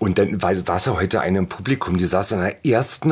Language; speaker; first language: German; native; German